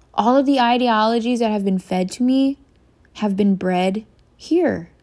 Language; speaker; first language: English; native; English